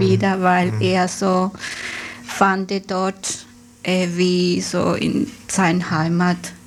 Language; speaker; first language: German; non-native, fluent; Spanish